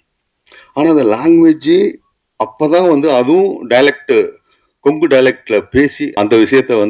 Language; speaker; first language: Tamil; native; Tamil